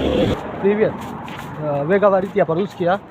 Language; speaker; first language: Russian; non-native, learner; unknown